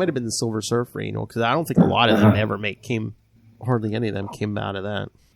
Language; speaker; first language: English; native; English